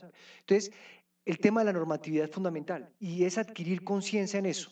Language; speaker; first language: Spanish; native; Spanish